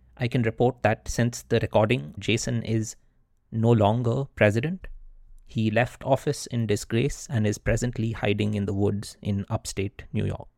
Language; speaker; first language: English; non-native, local second language; Bangla